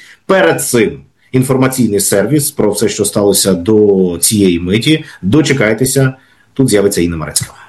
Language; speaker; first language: Ukrainian; native; Ukrainian